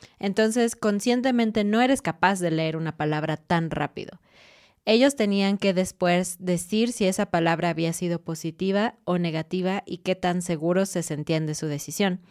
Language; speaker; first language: Spanish; native; Spanish